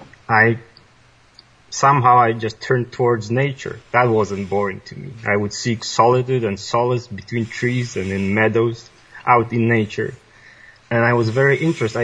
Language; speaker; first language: English; non-native, fluent; Polish